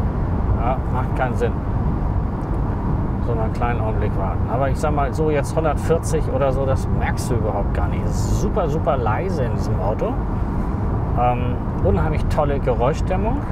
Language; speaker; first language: German; native; German